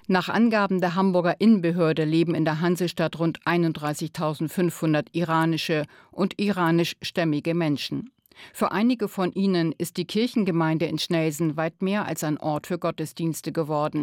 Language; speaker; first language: German; native; German